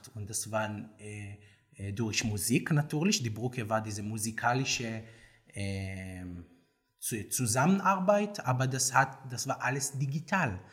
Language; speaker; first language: German; non-native, learner; Hebrew